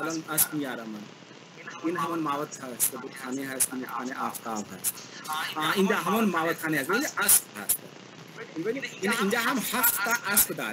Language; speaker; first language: Persian; non-native, learner; Hindi